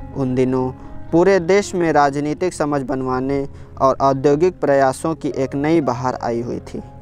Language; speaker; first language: Hindi; native; Hindi